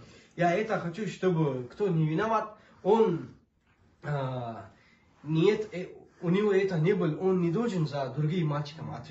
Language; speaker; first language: Russian; non-native, learner; Urdu